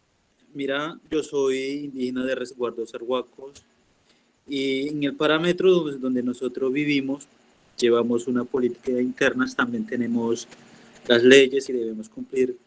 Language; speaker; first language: Spanish; non-native, local second language; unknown